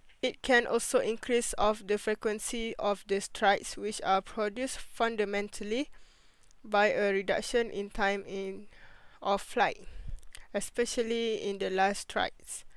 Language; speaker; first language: English; non-native, fluent; Malay